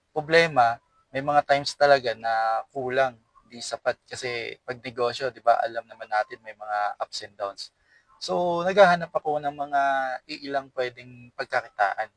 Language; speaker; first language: Filipino; non-native, local second language; Cebuano